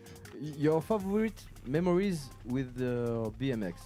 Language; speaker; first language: English; non-native, learner; French